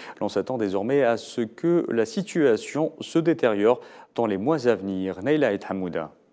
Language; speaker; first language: French; non-native, local second language; Arabic